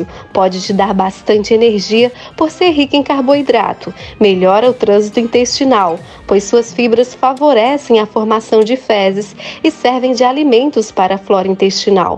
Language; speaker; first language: Portuguese; native; Portuguese